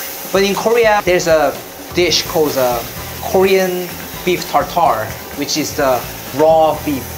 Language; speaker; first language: English; non-native, fluent; Korean